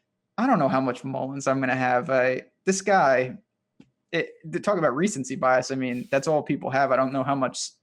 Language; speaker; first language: English; native; English